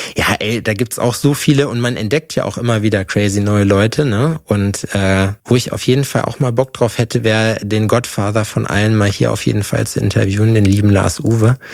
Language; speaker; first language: German; native; German